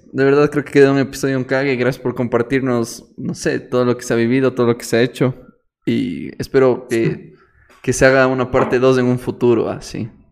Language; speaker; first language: Spanish; native; Spanish